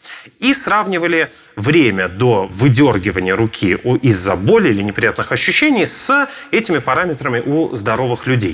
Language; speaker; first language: Russian; native; Russian